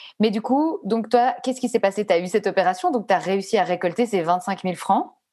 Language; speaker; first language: French; native; French